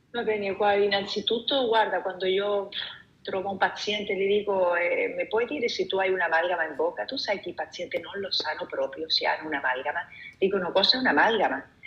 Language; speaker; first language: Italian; non-native, fluent; Spanish